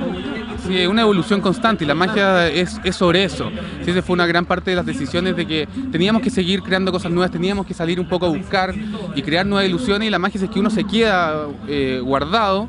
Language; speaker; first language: Spanish; native; Spanish